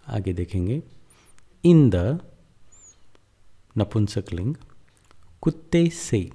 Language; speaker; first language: Hindi; non-native, local second language; Kannada